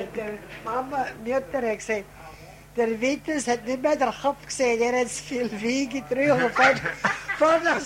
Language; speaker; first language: German; early bilingual, heritage; German